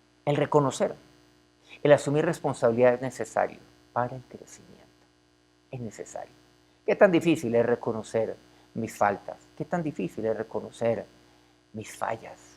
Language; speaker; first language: Spanish; native; Spanish